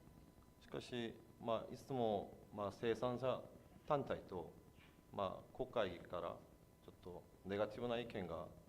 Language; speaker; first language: Japanese; non-native, fluent; Korean